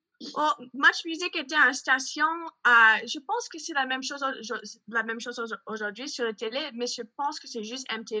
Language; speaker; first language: French; non-native, learner; English